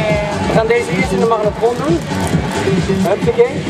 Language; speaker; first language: Dutch; native; Dutch